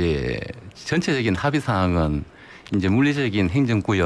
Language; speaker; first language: Korean; native; Korean